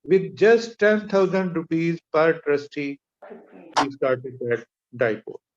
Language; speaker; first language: English; non-native, local second language; Urdu